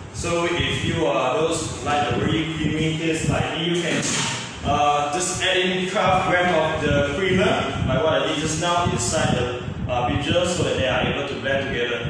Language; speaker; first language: English; non-native, local second language; Chinese